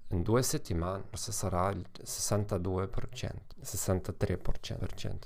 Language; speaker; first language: Italian; non-native, learner; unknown